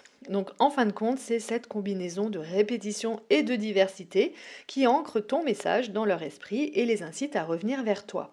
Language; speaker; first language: French; native; French